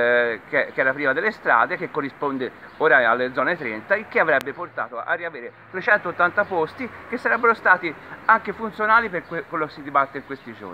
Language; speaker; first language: Italian; native; Italian